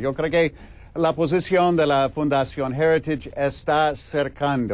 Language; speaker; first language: Spanish; non-native, fluent; English